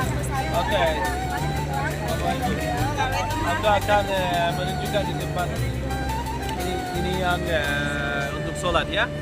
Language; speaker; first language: Indonesian; non-native, fluent; Turkish